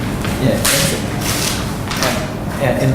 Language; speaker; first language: English; non-native, learner; Indonesian